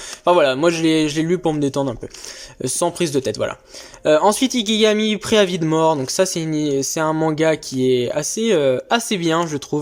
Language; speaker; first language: French; native; French